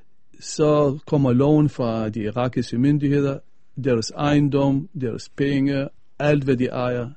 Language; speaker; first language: Danish; non-native, fluent; Arabic